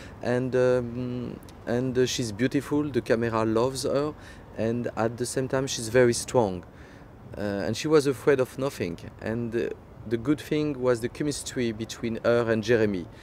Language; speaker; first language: English; non-native, fluent; French